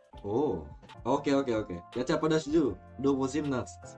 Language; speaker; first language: Russian; non-native, fluent; Indonesian